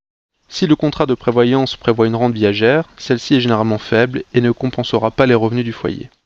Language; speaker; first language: French; native; French